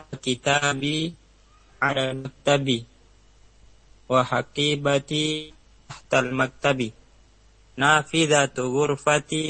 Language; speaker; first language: Arabic; non-native, learner; Indonesian